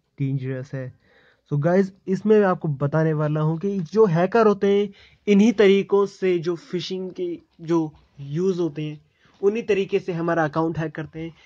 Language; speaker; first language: Hindi; native; Hindi